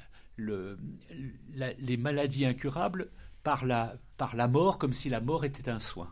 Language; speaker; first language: French; native; French